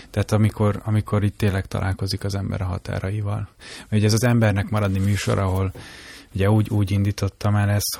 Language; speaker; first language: Hungarian; native; Hungarian